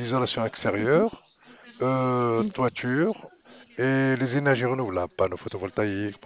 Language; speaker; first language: French; non-native, local second language; Arabic